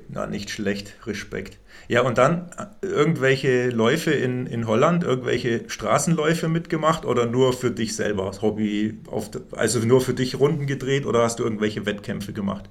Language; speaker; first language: German; native; German